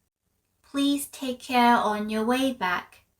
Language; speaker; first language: English; non-native, fluent; Korean